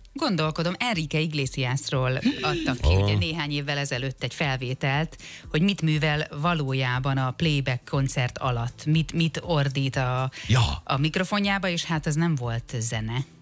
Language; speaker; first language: Hungarian; native; Hungarian